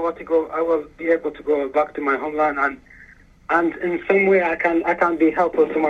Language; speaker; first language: English; early bilingual, other home language; Arabic